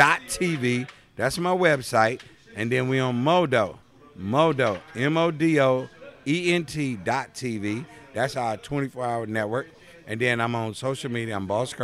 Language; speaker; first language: English; native; English